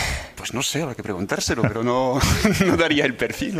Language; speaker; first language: Spanish; non-native, fluent; French